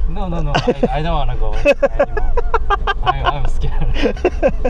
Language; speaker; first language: English; non-native, learner; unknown